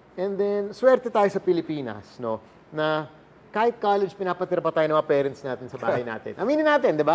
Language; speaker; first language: Filipino; native; Filipino